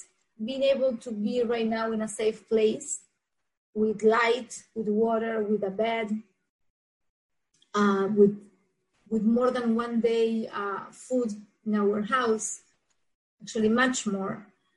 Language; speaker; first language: English; non-native, fluent; Spanish